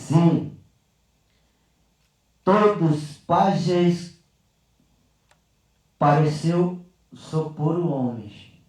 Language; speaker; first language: Portuguese; non-native, local second language; Yanomámi